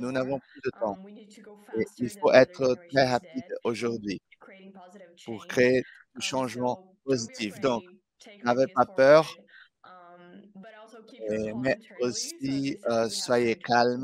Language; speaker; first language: French; non-native, fluent; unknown